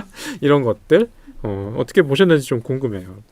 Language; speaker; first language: Korean; native; Korean